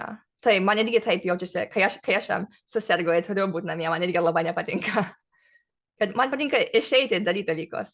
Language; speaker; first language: Lithuanian; early bilingual, heritage; English